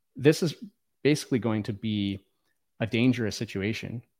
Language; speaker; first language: English; native; English